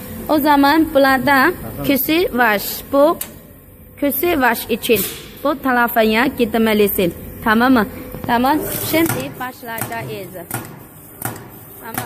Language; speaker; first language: Turkish; non-native, learner; Chinese